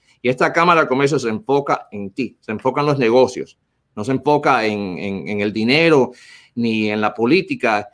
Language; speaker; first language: Spanish; early bilingual, heritage; Spanish